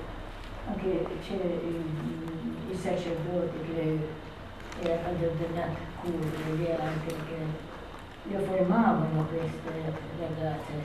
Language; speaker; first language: Italian; non-native, learner; Albanian